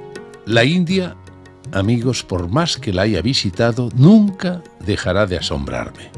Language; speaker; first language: Spanish; native; Spanish